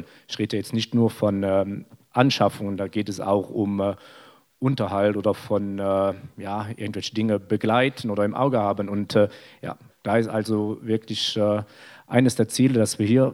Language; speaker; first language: German; native; German